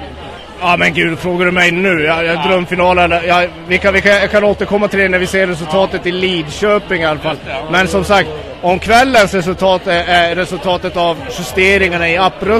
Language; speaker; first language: Swedish; native; Swedish